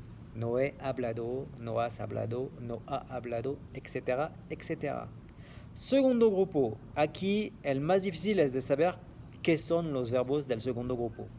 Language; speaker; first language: Spanish; non-native, fluent; French